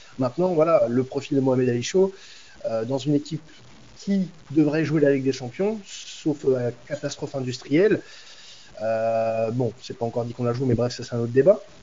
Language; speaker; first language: French; native; French